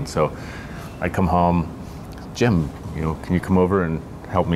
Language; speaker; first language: English; native; English